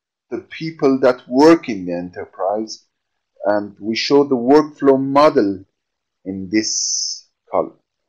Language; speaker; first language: English; non-native, fluent; Persian